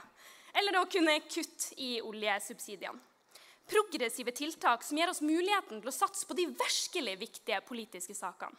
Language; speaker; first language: Norwegian; native; Norwegian